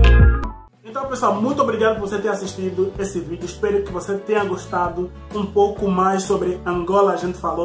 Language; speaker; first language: Portuguese; native; Portuguese